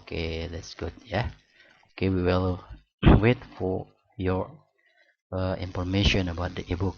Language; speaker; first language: English; non-native, learner; Indonesian